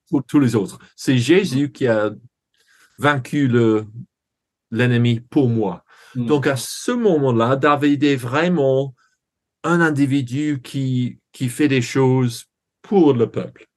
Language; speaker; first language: French; non-native, learner; English